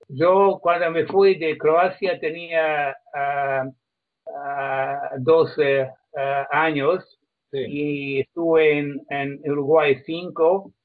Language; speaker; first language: Spanish; non-native, fluent; Croatian